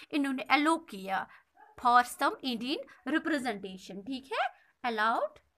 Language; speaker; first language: Hindi; non-native, local second language; Kashmiri